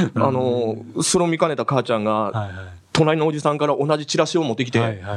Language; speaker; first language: Japanese; native; Japanese